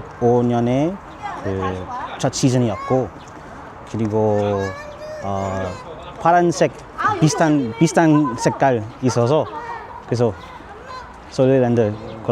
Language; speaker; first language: Korean; non-native, learner; English